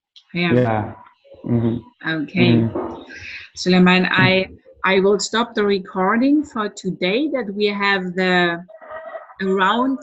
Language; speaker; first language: English; non-native, fluent; German